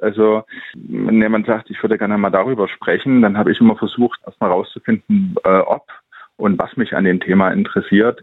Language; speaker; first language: German; native; German